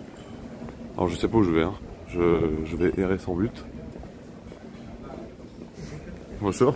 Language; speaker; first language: French; native; French